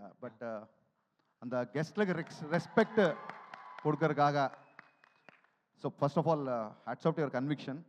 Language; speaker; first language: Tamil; non-native, learner; Telugu